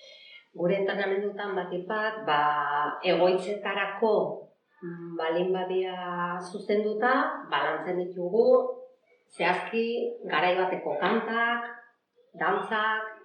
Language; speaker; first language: Basque; native; Basque